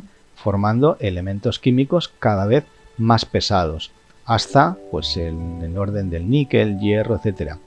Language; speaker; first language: Spanish; native; Spanish